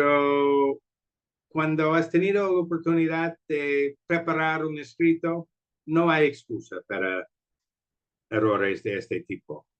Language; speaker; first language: Spanish; non-native, fluent; English